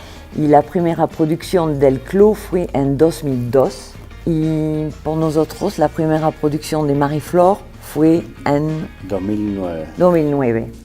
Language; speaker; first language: Spanish; non-native, fluent; French